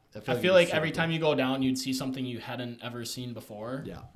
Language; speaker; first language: English; native; English